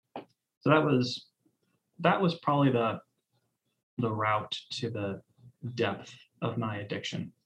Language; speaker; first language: English; native; English